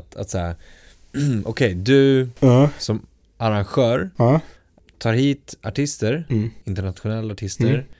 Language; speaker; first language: Swedish; native; Swedish